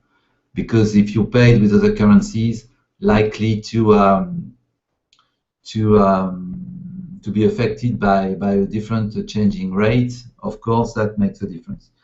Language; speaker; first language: English; non-native, fluent; French